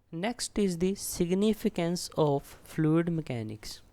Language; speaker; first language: English; non-native, local second language; Punjabi